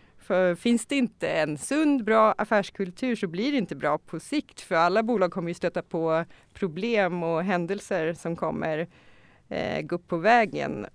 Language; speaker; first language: Swedish; native; Swedish